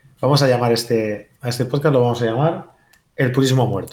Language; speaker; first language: Spanish; native; Spanish